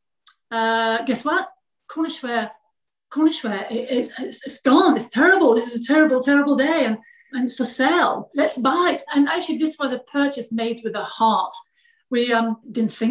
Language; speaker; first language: English; non-native, fluent; French